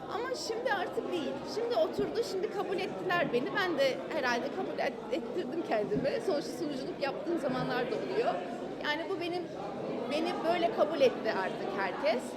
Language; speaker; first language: Turkish; early bilingual, heritage; German